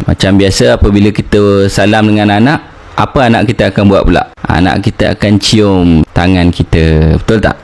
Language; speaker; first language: Malay; native; Malay